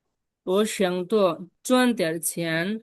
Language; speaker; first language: Chinese; non-native, fluent; Bangla